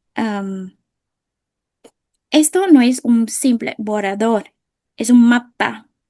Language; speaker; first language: Spanish; non-native, fluent; Vietnamese